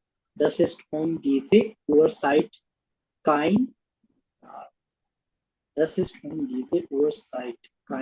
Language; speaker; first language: German; non-native, learner; Hindi